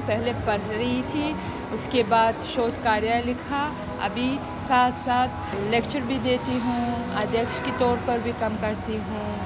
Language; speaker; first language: Hindi; non-native, fluent; Uzbek